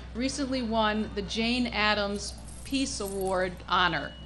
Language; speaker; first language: English; native; English